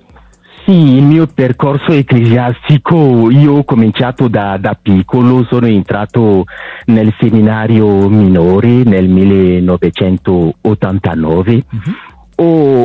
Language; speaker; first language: Italian; non-native, local second language; French